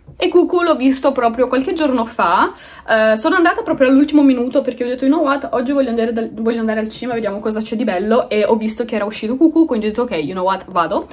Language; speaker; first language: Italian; early bilingual, other home language; Romanian